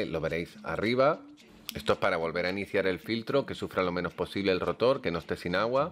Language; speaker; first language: Spanish; native; Spanish